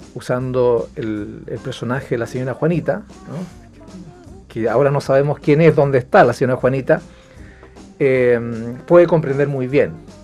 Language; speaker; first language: Spanish; native; Spanish